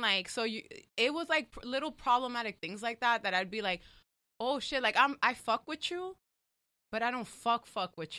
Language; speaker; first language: English; early bilingual, other home language; Spanish